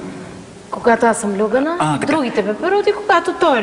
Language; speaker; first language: Bulgarian; native; Bulgarian